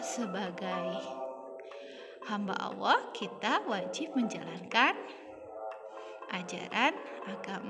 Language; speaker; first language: Indonesian; native; Indonesian